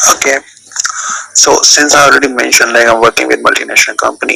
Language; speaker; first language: English; non-native, local second language; Hindi